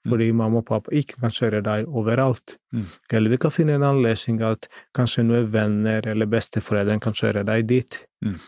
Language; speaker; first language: Norwegian; non-native, fluent; Greek